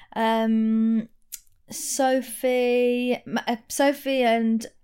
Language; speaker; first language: English; native; English